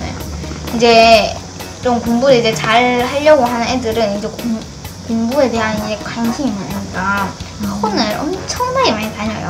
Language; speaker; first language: Korean; native; Korean